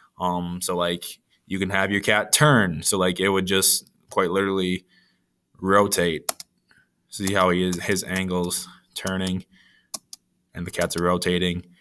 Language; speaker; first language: English; native; English